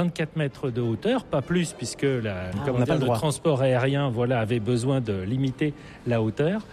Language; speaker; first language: French; native; French